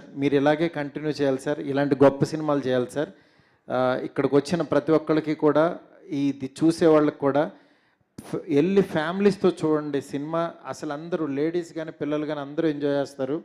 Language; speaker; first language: Telugu; native; Telugu